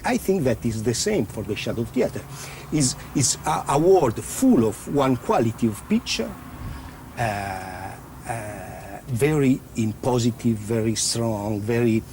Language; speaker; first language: English; non-native, learner; Italian